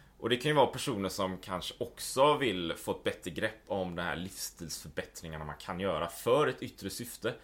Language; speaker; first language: Swedish; native; Swedish